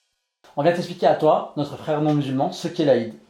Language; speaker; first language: French; native; French